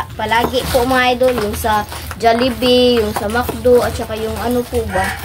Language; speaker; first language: Filipino; non-native, local second language; Cebuano